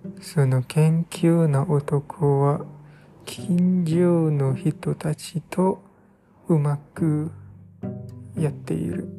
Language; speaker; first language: Japanese; non-native, learner; English